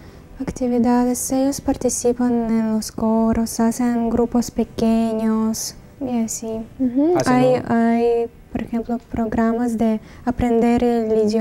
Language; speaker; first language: Spanish; non-native, learner; Russian